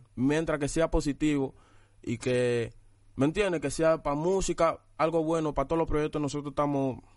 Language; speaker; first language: Spanish; early bilingual, other home language; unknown